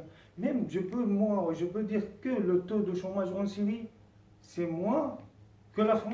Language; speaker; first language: French; non-native, fluent; Arabic